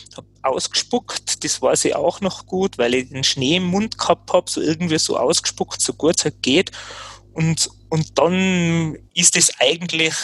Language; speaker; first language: German; native; German